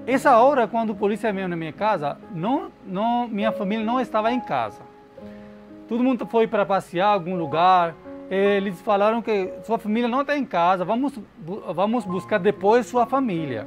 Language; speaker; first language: Portuguese; non-native, learner; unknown